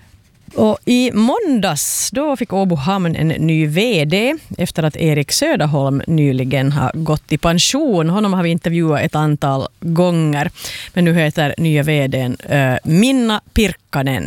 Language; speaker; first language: Swedish; native; Swedish